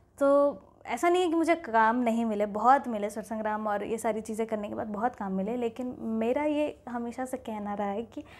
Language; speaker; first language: Hindi; native; Hindi